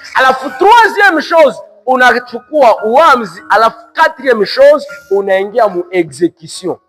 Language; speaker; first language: French; non-native, local second language; Swahili